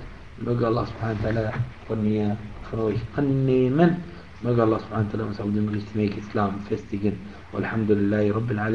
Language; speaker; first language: German; non-native, fluent; Arabic